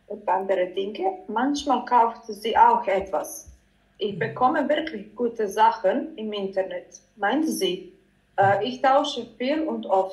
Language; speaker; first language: German; non-native, learner; Croatian